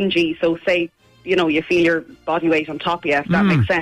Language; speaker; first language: English; native; English